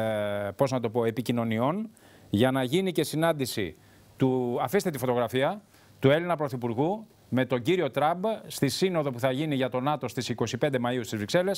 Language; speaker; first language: Greek; native; Greek